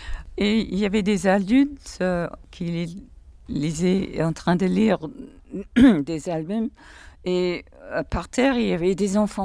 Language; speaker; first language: French; non-native, fluent; English